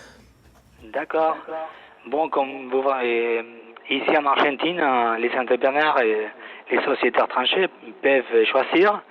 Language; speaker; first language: French; non-native, fluent; Spanish